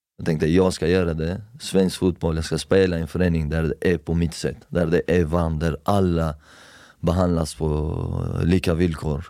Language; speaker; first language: Swedish; non-native, fluent; Persian